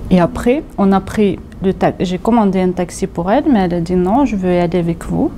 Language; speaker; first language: French; non-native, fluent; Russian